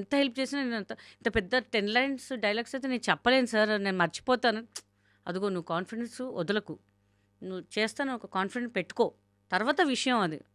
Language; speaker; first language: Telugu; non-native, local second language; Hindi